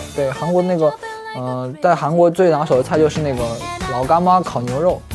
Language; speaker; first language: Chinese; native; Chinese